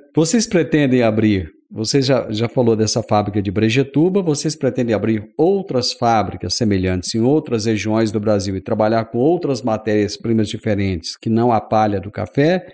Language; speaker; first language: Portuguese; native; Portuguese